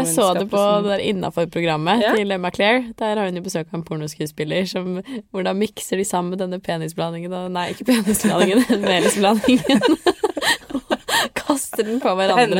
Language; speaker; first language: Norwegian; native; Norwegian